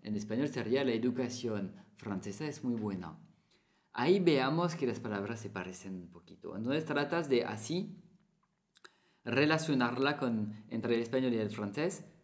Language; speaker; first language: Spanish; non-native, fluent; French